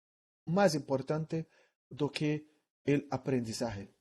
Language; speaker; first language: Spanish; non-native, learner; Portuguese